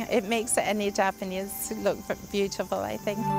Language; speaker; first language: English; native; English